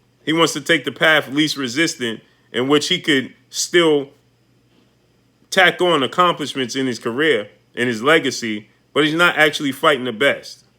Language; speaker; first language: English; native; English